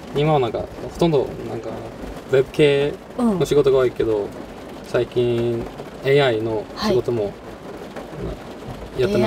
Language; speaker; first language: Japanese; non-native, fluent; Norwegian